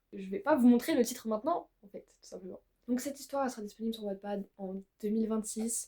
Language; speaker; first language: French; native; French